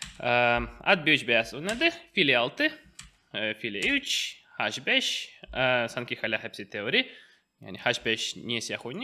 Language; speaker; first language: Turkish; non-native, fluent; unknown